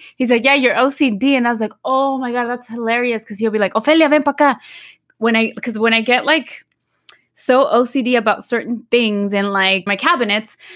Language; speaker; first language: English; early bilingual, other home language; Spanish